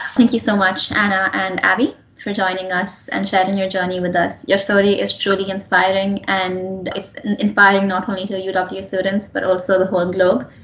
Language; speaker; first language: English; non-native, local second language; Hindi